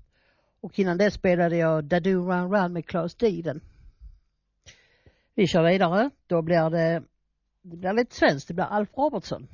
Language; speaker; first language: Swedish; native; Swedish